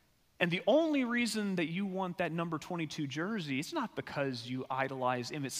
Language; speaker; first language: English; native; English